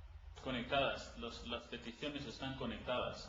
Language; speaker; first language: Spanish; native; Spanish